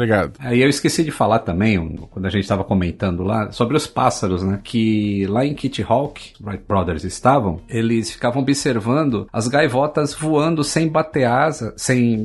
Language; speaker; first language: Portuguese; native; Portuguese